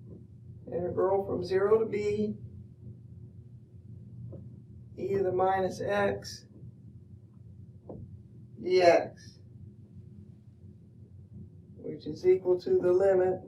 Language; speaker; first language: English; native; English